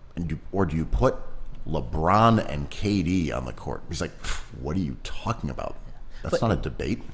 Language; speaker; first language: English; native; English